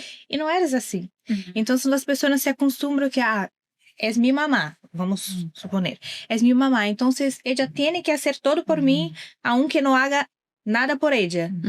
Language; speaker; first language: Spanish; non-native, learner; Portuguese